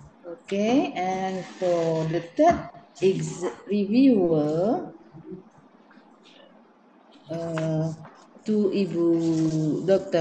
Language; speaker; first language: English; non-native, learner; Indonesian